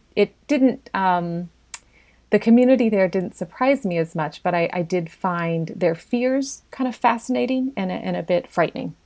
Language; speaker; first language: English; native; English